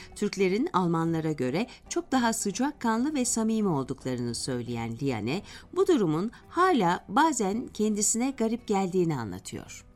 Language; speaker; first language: Turkish; native; Turkish